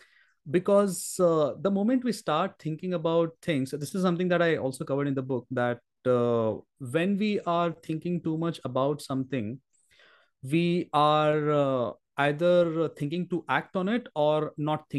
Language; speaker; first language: English; non-native, local second language; Marathi